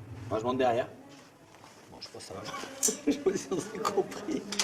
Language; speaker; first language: French; native; French